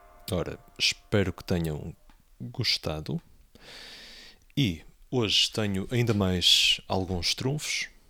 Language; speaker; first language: Portuguese; native; Portuguese